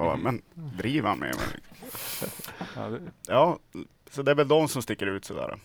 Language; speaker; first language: Swedish; native; Swedish